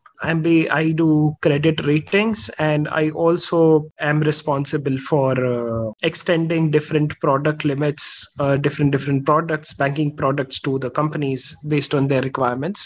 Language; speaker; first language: English; non-native, local second language; Hindi